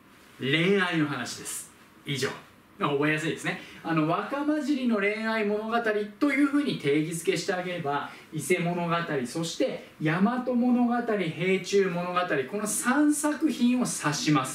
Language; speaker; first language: Japanese; native; Japanese